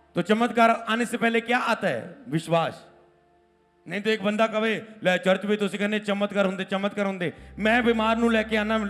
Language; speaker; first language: Hindi; non-native, local second language; Punjabi